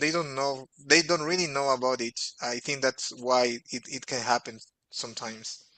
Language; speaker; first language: English; non-native, fluent; Portuguese